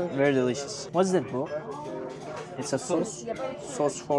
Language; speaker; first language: English; non-native, learner; Turkish